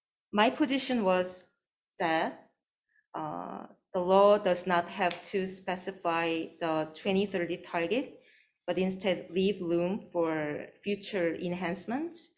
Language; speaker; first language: English; non-native, fluent; Korean